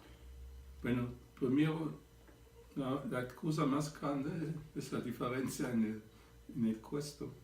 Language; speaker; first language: Spanish; non-native, fluent; German